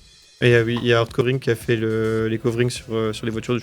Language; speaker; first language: French; native; French